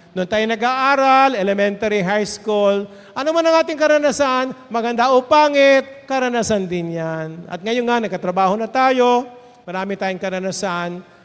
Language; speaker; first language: Filipino; native; Filipino